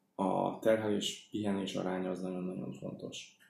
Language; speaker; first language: Hungarian; native; Hungarian